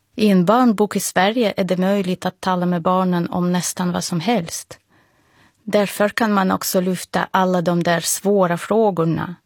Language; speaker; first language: Swedish; non-native, fluent; Russian